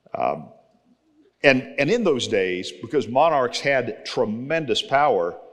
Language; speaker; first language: English; native; English